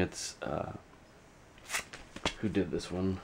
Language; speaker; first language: English; native; English